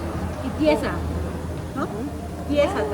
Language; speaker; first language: Spanish; native; Spanish